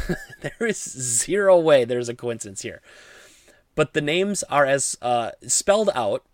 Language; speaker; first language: English; native; English